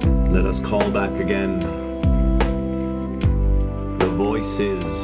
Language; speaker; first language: English; early bilingual, other home language; Spanish